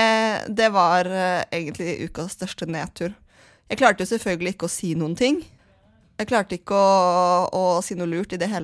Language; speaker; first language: Norwegian; native; Norwegian